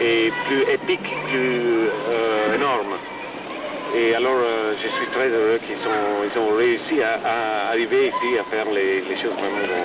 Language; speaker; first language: French; non-native, fluent; English